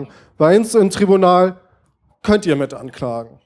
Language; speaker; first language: German; native; German